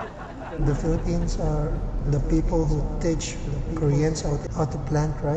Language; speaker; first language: English; non-native, local second language; Filipino